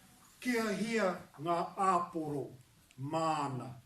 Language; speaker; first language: Māori; non-native, local second language; English